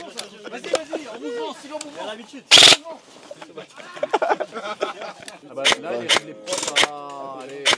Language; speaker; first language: French; native; French